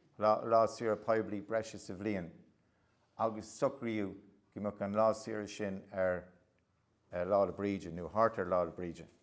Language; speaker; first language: Irish; non-native, local second language; English